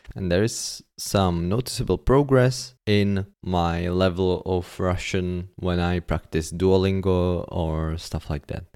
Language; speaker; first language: English; non-native, fluent; Czech